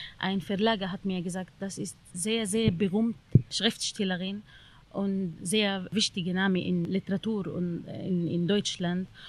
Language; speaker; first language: German; non-native, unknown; Arabic